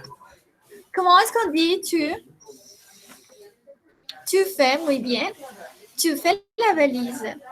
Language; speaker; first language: French; non-native, fluent; Spanish